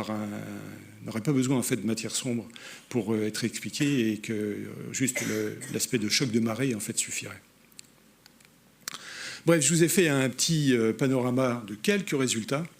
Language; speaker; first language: French; native; French